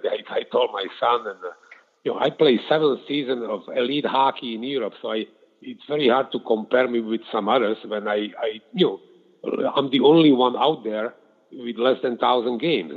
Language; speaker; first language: English; non-native, fluent; Slovak